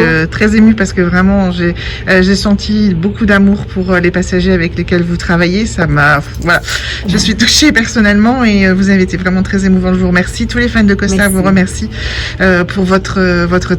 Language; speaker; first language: French; native; French